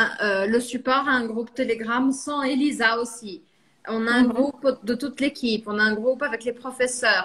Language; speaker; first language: French; non-native, fluent; Portuguese